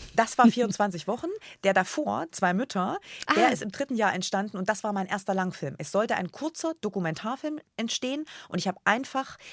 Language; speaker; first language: German; native; German